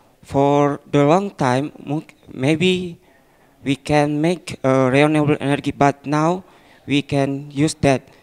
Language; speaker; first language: English; non-native, learner; Indonesian